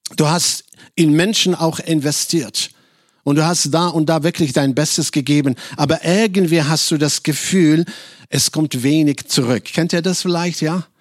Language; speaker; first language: German; non-native, fluent; Arabic